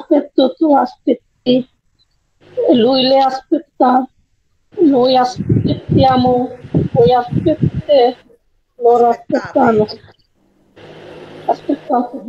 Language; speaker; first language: Italian; non-native, learner; Bangla